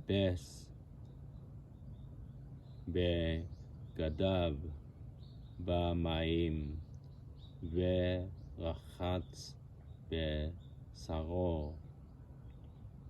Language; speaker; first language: Hebrew; non-native, learner; Japanese